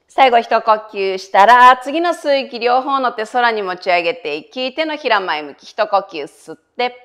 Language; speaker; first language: Japanese; native; Japanese